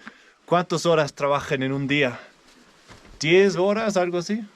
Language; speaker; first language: Spanish; non-native, learner; Danish